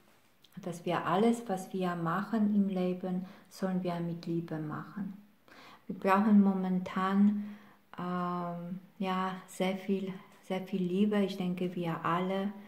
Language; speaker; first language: German; non-native, fluent; Polish